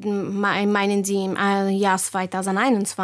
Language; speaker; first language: German; non-native, learner; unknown